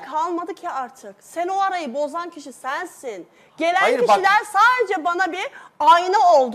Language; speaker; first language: Turkish; native; Turkish